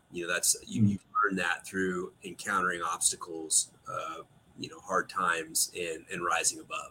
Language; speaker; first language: English; native; English